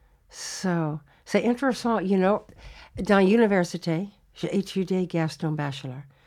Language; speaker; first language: French; non-native, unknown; English